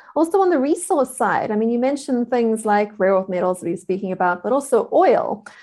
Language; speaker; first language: English; native; English